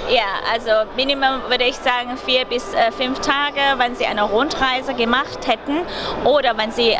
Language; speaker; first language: German; non-native, fluent; Chinese